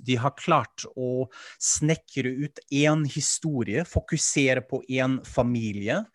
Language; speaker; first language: Norwegian; non-native, fluent; German